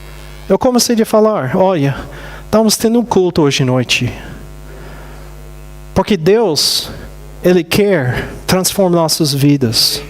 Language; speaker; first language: Portuguese; non-native, fluent; English